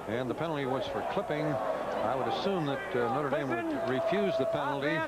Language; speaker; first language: English; native; English